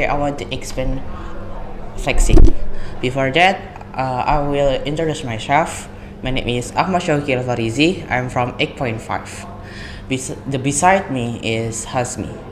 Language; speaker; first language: English; non-native, learner; Indonesian